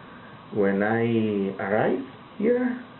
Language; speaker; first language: English; non-native, learner; Spanish